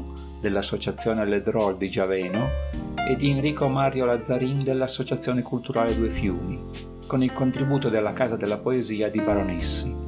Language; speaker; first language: Italian; native; Italian